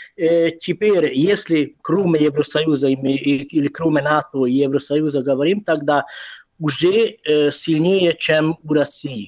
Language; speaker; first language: Russian; non-native, fluent; Hungarian